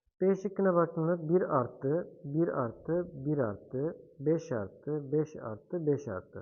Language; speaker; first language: Turkish; native; Turkish